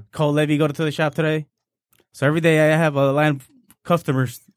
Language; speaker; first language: English; non-native, fluent; Spanish